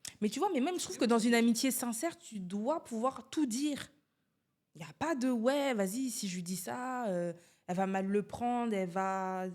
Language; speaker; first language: French; native; French